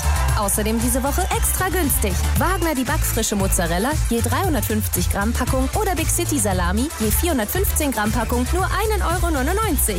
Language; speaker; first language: German; native; German